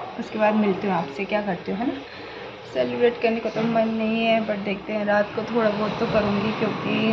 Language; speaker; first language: Hindi; native; Hindi